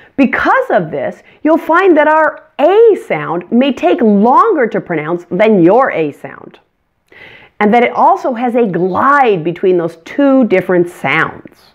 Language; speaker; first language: English; native; English